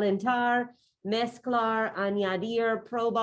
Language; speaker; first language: Spanish; non-native, learner; English